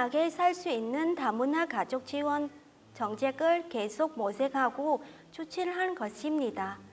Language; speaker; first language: Korean; non-native, fluent; Vietnamese